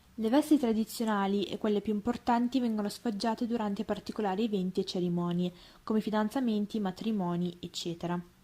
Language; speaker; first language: Italian; early bilingual, other home language; Arabic